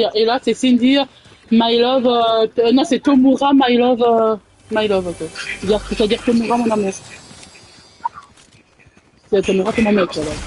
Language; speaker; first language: French; native; French